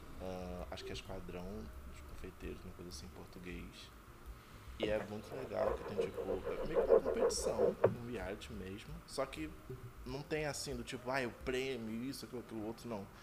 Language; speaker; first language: Portuguese; native; Portuguese